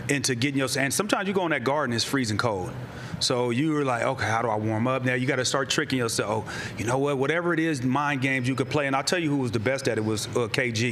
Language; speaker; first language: English; native; English